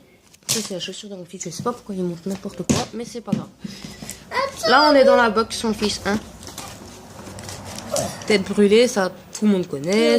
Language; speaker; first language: French; native; French